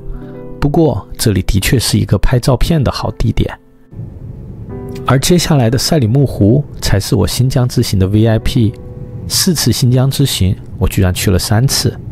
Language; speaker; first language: Chinese; native; Chinese